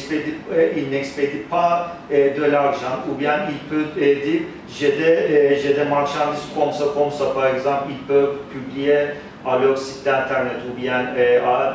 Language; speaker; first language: French; non-native, fluent; Turkish